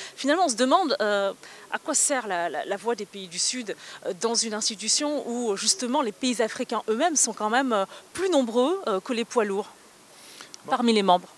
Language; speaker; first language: French; native; French